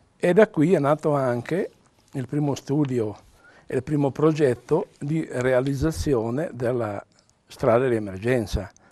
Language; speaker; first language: Italian; native; Italian